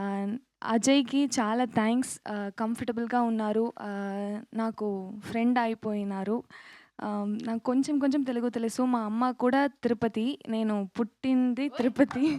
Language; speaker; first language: Telugu; non-native, learner; Tamil